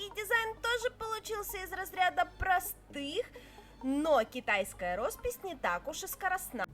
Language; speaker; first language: Russian; native; Russian